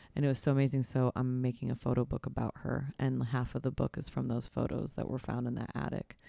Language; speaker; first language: English; early bilingual, other home language; Polish